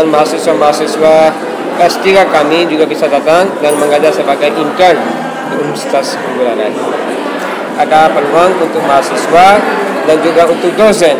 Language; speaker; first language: Indonesian; non-native, fluent; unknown